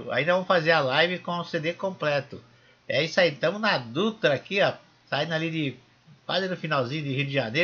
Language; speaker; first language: Portuguese; native; Portuguese